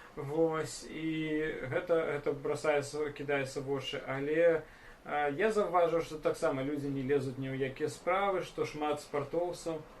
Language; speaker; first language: Belarusian; non-native, local second language; Russian